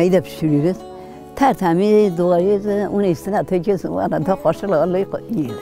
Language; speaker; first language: Turkish; non-native, local second language; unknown